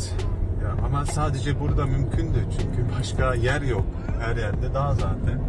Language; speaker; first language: Turkish; early bilingual, heritage; Turkish